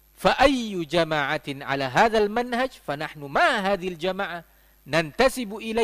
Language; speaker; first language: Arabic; non-native, fluent; Indonesian